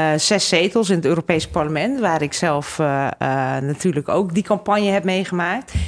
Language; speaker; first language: Dutch; early bilingual, other home language; Hungarian